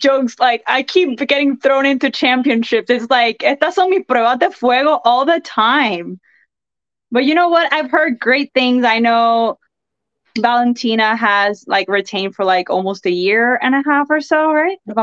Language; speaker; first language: English; non-native, fluent; Spanish